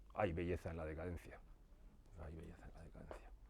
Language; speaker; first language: Spanish; non-native, local second language; Basque